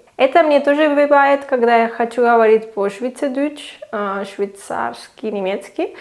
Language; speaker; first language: Russian; non-native, learner; Swiss German